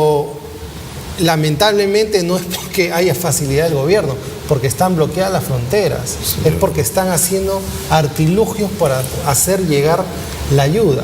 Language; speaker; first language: Spanish; native; Spanish